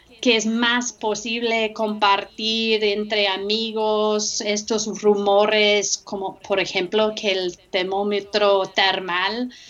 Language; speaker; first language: Spanish; non-native, fluent; English